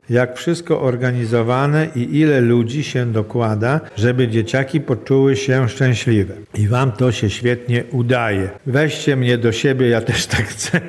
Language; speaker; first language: Polish; native; Polish